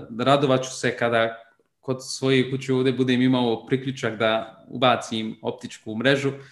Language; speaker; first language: Croatian; early bilingual, heritage; Bosnian